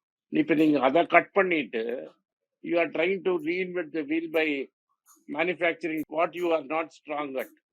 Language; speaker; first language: English; non-native, local second language; Tamil